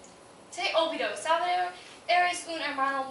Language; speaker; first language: Spanish; non-native, learner; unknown